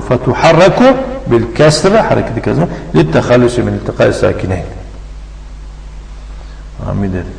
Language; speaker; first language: Arabic; non-native, fluent; Tajik